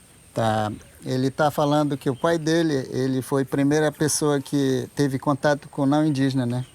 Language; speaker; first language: Portuguese; non-native, local second language; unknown